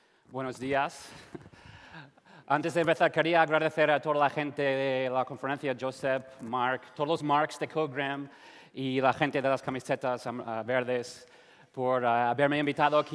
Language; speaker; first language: Spanish; non-native, fluent; English